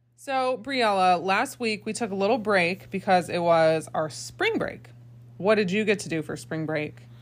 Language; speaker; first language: English; native; English